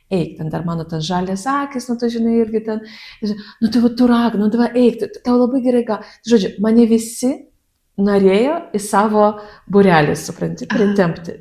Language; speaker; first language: Lithuanian; non-native, fluent; Russian